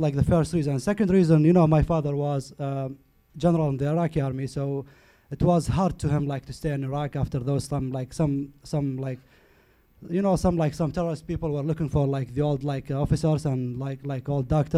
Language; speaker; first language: English; non-native, learner; Arabic